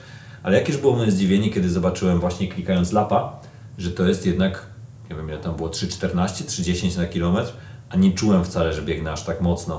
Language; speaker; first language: Polish; native; Polish